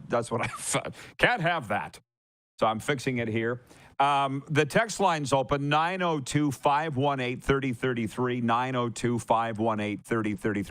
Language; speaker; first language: English; native; English